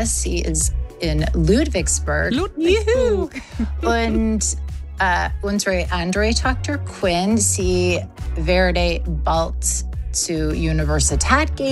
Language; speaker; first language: German; non-native, learner; English